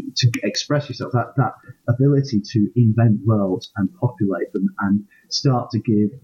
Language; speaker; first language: English; native; English